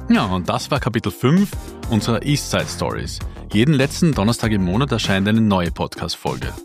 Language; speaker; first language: German; native; German